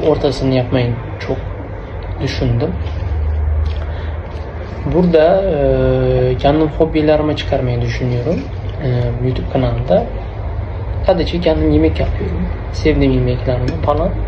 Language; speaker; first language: Turkish; non-native, learner; Uzbek